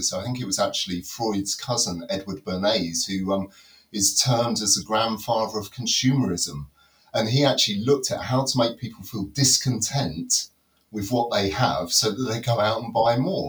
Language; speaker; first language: English; native; English